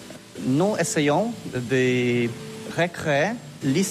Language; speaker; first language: French; non-native, learner; Polish